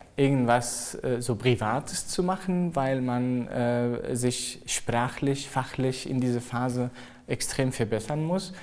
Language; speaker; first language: German; non-native, fluent; Arabic